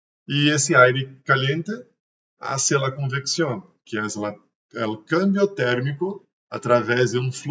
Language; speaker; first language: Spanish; non-native, learner; Portuguese